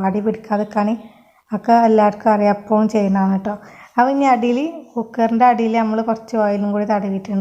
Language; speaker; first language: Malayalam; native; Malayalam